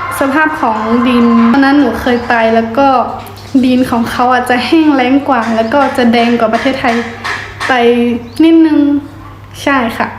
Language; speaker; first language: Thai; early bilingual, other home language; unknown